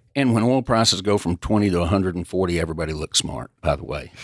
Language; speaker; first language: English; native; English